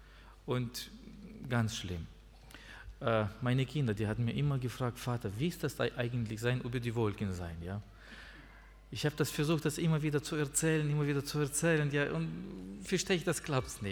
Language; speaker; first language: German; non-native, learner; Russian